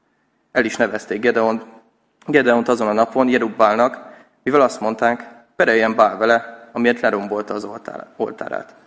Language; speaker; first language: Hungarian; native; Hungarian